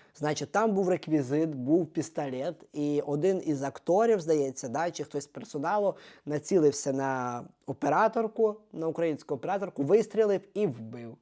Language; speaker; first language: Ukrainian; native; Ukrainian